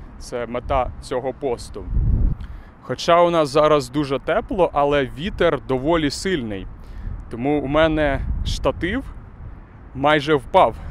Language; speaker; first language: Ukrainian; native; Ukrainian